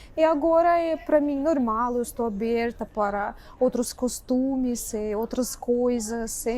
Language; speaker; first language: Portuguese; non-native, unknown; Russian